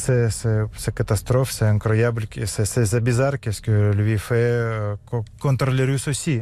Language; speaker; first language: French; non-native, learner; Russian